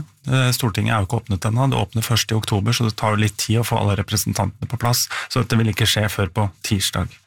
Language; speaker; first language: Norwegian; native; Norwegian